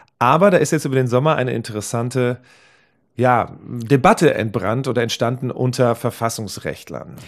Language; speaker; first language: German; native; German